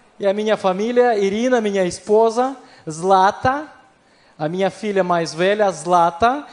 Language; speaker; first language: Portuguese; non-native, fluent; Ukrainian